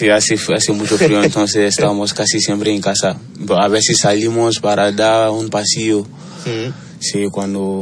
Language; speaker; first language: Spanish; non-native, learner; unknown